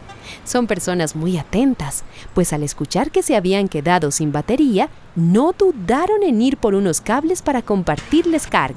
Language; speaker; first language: Spanish; native; Spanish